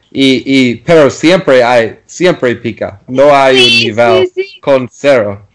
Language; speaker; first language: Spanish; non-native, learner; English